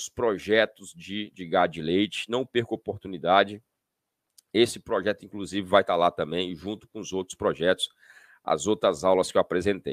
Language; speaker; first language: Portuguese; native; Portuguese